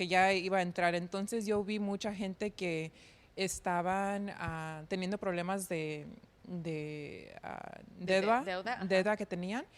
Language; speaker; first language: Spanish; early bilingual, heritage; Spanish